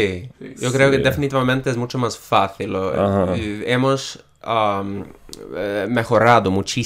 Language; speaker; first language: Spanish; non-native, fluent; English